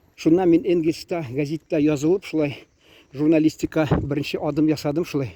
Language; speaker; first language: Tatar; native; Tatar